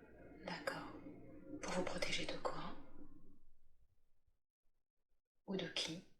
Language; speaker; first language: French; native; French